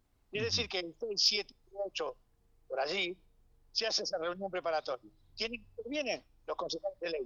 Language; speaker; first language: Spanish; native; Spanish